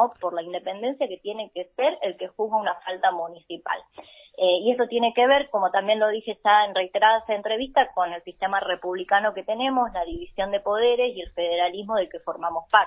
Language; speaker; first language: Spanish; native; Spanish